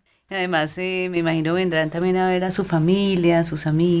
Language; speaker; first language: Spanish; native; Spanish